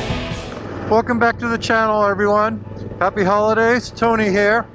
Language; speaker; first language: English; native; English